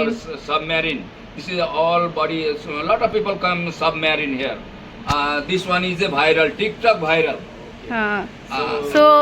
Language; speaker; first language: English; non-native, learner; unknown